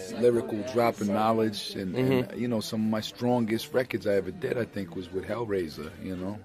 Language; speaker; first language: English; native; English